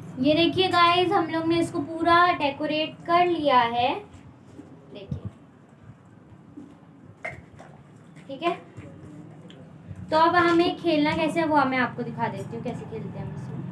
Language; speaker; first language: Hindi; native; Hindi